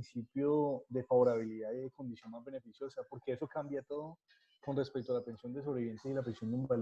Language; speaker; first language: Spanish; native; Spanish